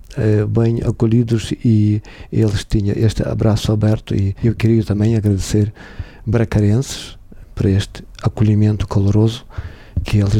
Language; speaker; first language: Portuguese; non-native, learner; Ukrainian